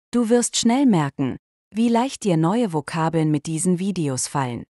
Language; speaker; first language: German; native; German